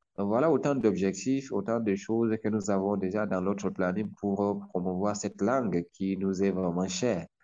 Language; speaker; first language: French; non-native, local second language; Hausa